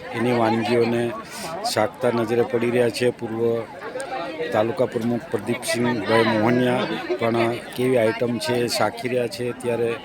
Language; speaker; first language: Gujarati; native; Gujarati